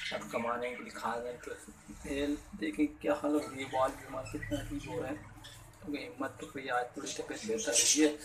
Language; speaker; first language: Urdu; native; Urdu